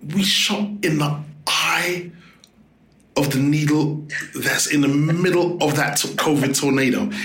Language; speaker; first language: English; native; English